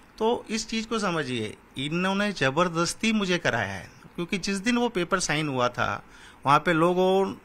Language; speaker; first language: Hindi; native; Hindi